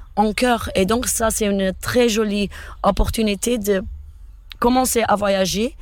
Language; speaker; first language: French; non-native, fluent; Portuguese